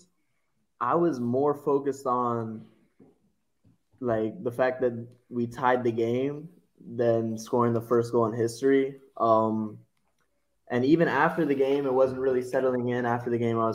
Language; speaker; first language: English; native; English